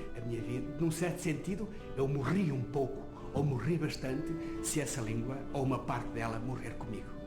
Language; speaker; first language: Portuguese; non-native, local second language; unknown